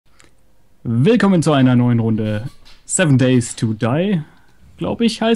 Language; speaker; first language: German; native; German